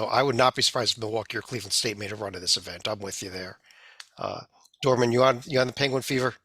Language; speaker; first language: English; native; English